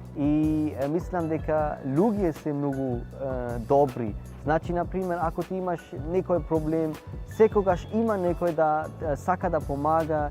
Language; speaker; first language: Macedonian; non-native, learner; Urdu